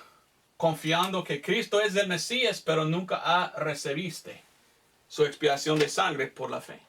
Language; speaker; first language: Spanish; non-native, fluent; English